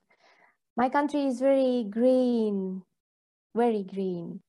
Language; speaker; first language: English; non-native, learner; Latvian